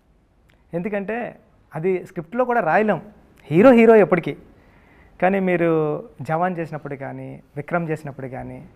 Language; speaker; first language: Telugu; native; Telugu